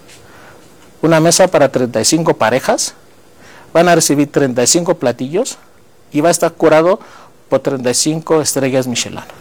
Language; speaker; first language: Spanish; non-native, fluent; Greek